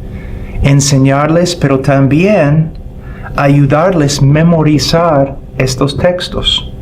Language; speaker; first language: Spanish; non-native, fluent; English